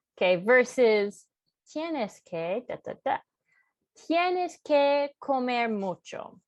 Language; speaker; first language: Spanish; non-native, fluent; English